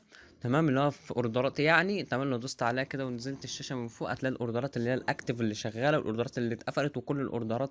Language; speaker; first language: Arabic; native; Arabic